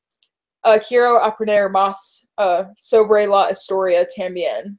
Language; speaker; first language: Spanish; non-native, learner; English